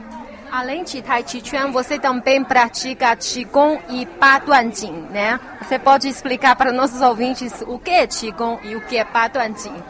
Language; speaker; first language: Portuguese; non-native, fluent; Chinese